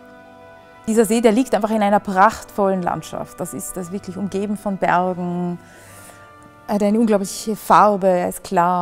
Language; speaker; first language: German; native; German